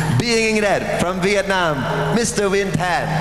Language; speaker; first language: English; non-native, fluent; Thai